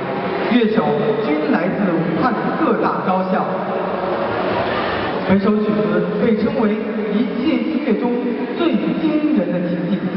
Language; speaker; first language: Chinese; native; Chinese